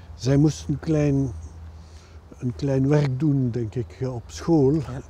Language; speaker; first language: Dutch; non-native, local second language; French